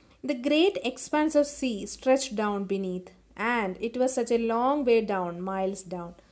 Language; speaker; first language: English; non-native, local second language; Malayalam